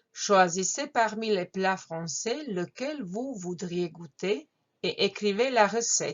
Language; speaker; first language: French; non-native, fluent; Croatian